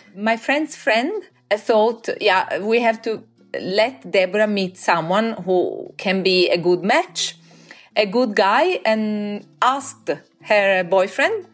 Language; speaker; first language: English; non-native, fluent; Italian